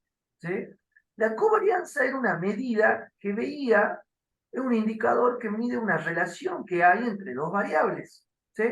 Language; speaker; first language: Spanish; native; Spanish